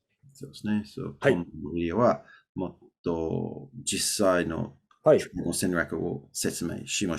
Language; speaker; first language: Japanese; non-native, learner; English